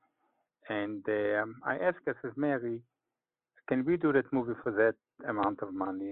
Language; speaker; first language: English; non-native, fluent; Hebrew